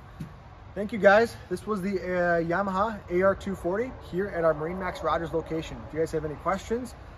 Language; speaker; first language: English; native; English